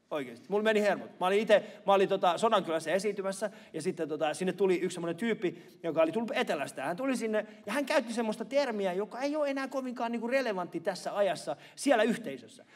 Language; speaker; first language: Finnish; early bilingual, other home language; Persian